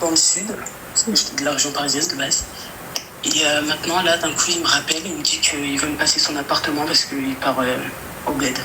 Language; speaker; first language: French; native; French